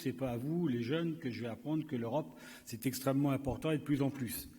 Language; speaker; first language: French; native; French